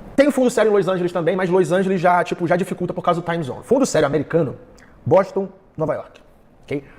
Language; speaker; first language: Portuguese; early bilingual, heritage; Portuguese